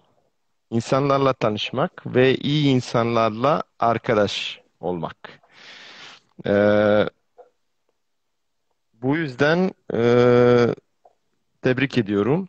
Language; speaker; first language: Turkish; non-native, fluent; Serbian